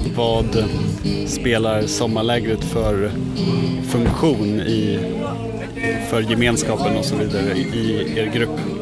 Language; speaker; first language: Swedish; native; Swedish